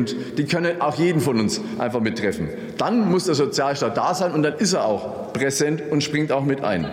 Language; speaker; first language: German; native; German